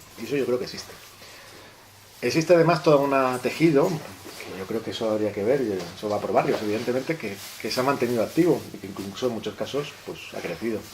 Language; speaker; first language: Spanish; native; Spanish